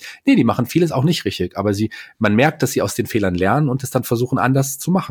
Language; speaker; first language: German; native; German